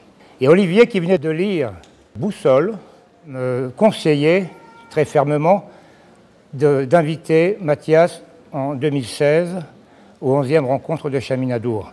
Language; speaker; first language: French; native; French